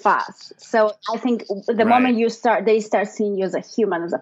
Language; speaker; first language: English; non-native, fluent; Spanish